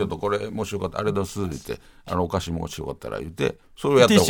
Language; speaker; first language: Japanese; native; Japanese